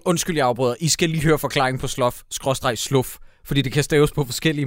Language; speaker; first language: Danish; native; Danish